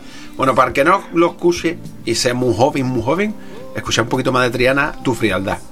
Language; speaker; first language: Spanish; native; Spanish